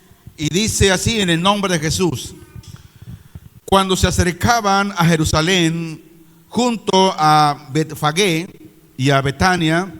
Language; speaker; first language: Spanish; native; Spanish